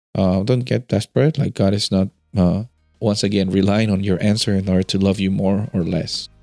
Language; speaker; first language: English; non-native, fluent; Spanish